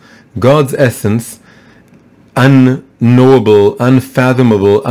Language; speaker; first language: English; non-native, fluent; Hebrew